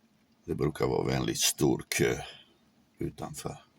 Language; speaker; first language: Swedish; non-native, fluent; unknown